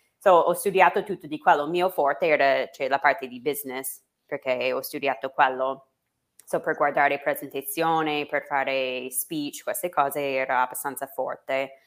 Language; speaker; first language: Italian; non-native, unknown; English